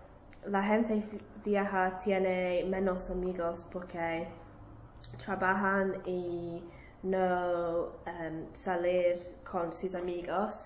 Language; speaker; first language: Spanish; non-native, learner; English